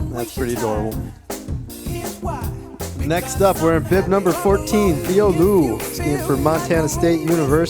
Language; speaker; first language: English; native; English